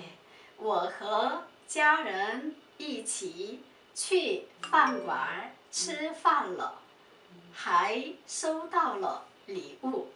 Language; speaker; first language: Chinese; non-native, fluent; Korean